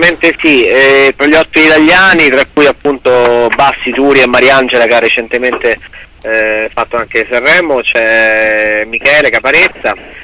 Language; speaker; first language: Italian; native; Italian